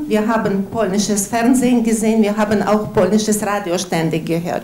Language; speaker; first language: German; non-native, fluent; Ukrainian